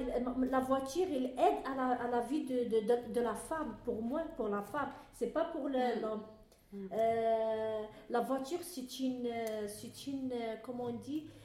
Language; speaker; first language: French; non-native, learner; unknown